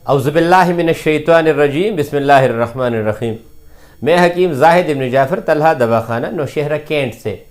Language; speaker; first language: Urdu; non-native, local second language; Pashto